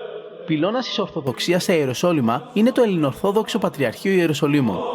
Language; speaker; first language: Greek; native; Greek